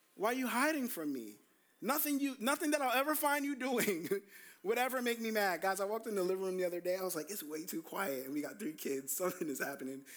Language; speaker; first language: English; native; English